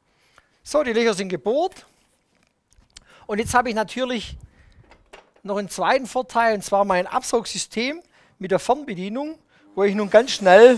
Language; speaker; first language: German; native; German